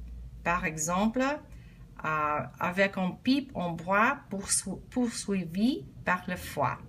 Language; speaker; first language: French; non-native, learner; English